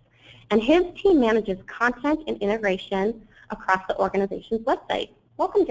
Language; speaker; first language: English; native; English